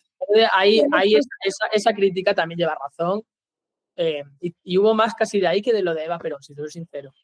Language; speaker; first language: Spanish; native; Spanish